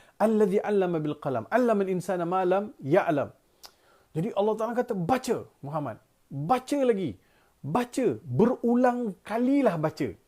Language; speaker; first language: Malay; non-native, local second language; Tamil